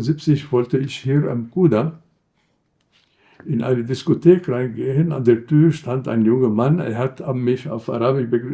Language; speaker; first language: German; non-native, fluent; Arabic